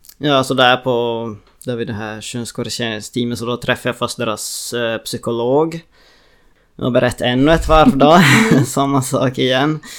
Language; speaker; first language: Swedish; native; Swedish